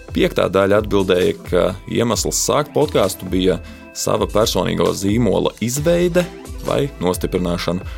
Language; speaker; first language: Latvian; native; Latvian